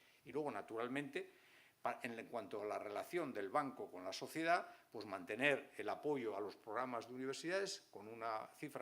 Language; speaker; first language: Spanish; native; Spanish